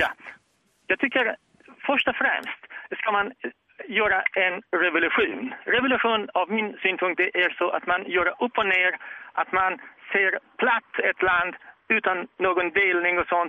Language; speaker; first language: Swedish; non-native, fluent; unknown